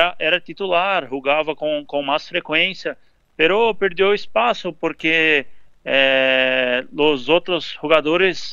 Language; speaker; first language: Spanish; non-native, learner; Portuguese